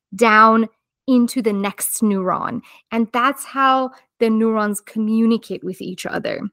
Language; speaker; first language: English; non-native, fluent; Persian